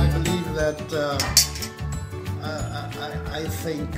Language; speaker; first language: English; non-native, fluent; Japanese